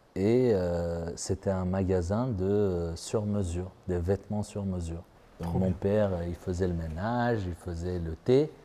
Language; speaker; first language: French; non-native, fluent; Persian